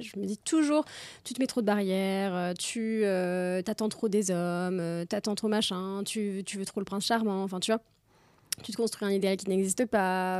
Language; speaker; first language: French; native; French